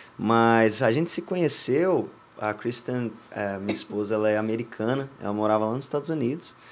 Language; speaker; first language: Portuguese; native; Portuguese